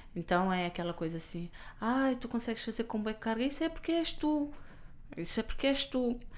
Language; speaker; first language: Portuguese; non-native, local second language; Kabuverdianu